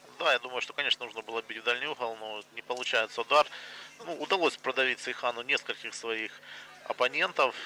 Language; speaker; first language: Russian; native; Russian